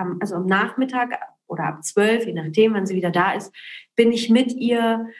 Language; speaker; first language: German; early bilingual, other home language; Polish